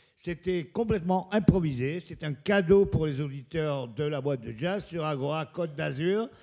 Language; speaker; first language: French; native; French